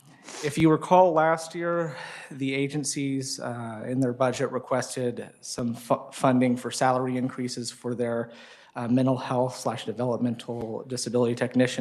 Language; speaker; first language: English; native; English